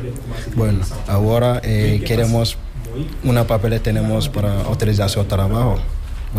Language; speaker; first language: Spanish; non-native, learner; Wolof